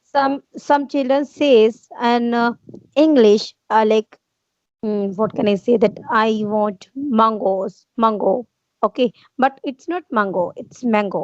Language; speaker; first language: English; non-native, learner; Hindi